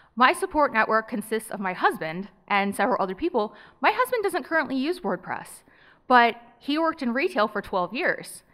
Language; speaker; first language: English; native; English